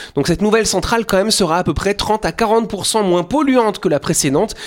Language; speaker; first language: French; native; French